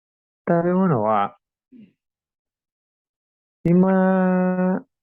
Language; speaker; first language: Japanese; non-native, learner; Indonesian